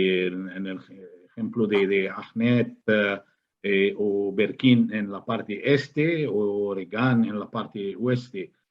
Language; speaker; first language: Spanish; non-native, fluent; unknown